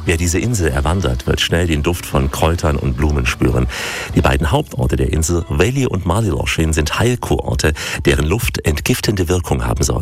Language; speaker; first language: German; native; German